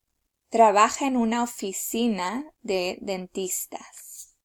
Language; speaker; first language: Spanish; early bilingual, heritage; Spanish